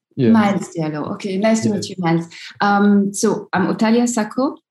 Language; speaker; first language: English; non-native, fluent; French